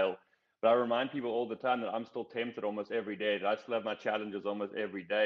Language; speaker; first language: English; native; English